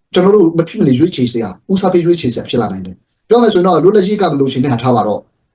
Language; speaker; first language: Burmese; non-native, local second language; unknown